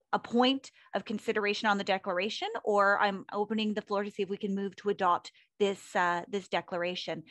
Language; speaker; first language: English; native; English